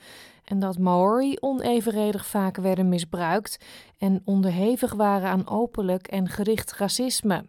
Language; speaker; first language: Dutch; native; Dutch